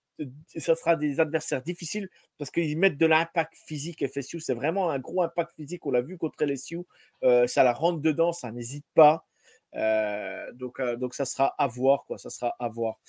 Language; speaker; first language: French; native; French